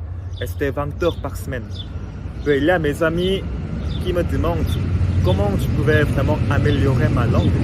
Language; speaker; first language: French; non-native, fluent; Korean